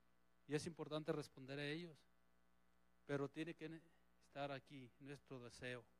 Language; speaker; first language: Spanish; native; Spanish